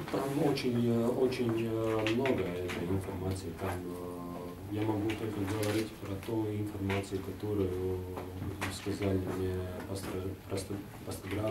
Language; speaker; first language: Russian; non-native, local second language; Latvian